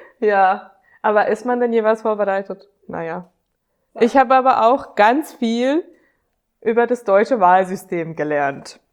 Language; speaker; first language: German; non-native, fluent; Hungarian